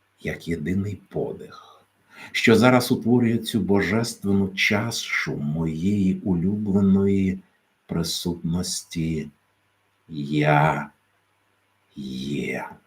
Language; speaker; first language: Ukrainian; native; Ukrainian